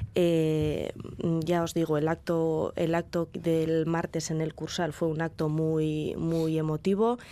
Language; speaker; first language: Spanish; non-native, local second language; Basque